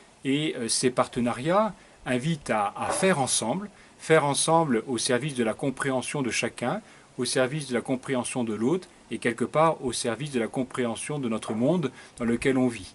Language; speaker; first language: French; native; French